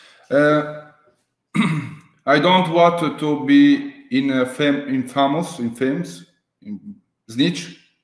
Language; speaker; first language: English; non-native, learner; Italian